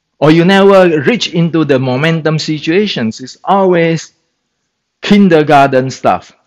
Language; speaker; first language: English; non-native, fluent; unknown